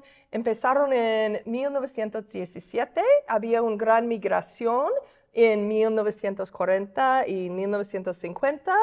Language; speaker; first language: Spanish; non-native, fluent; English